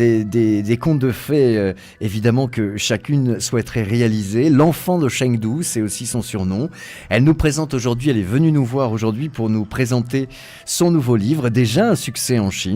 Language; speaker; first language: French; native; French